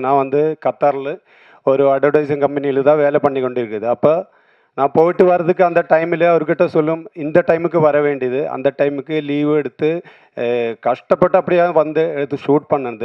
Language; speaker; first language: Tamil; non-native, learner; Malayalam